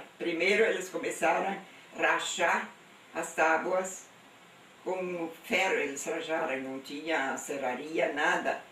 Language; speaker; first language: Portuguese; non-native, local second language; German